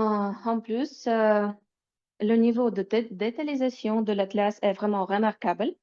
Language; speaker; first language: French; non-native, fluent; Russian